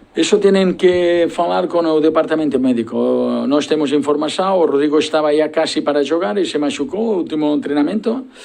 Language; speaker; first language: Portuguese; non-native, learner; Spanish